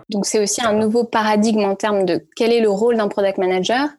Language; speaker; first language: French; native; French